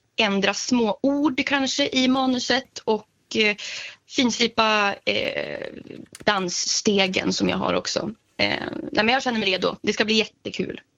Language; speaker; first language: Swedish; native; Swedish